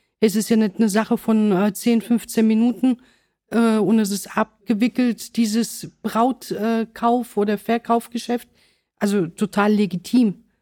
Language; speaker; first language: German; early bilingual, other home language; Italian